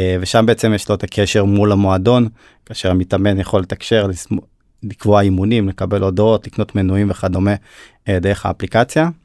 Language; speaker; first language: Hebrew; early bilingual, other home language; Turkish